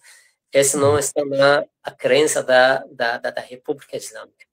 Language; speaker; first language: Portuguese; non-native, fluent; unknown